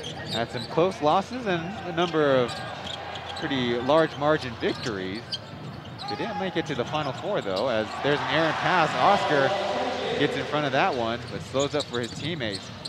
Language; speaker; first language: English; native; English